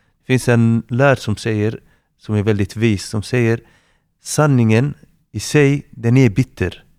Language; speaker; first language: Swedish; non-native, fluent; Arabic